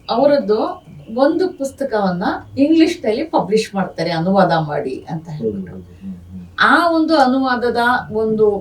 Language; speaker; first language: Kannada; non-native, local second language; Urdu